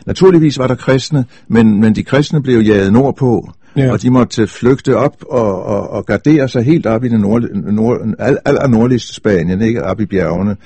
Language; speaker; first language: Danish; native; Danish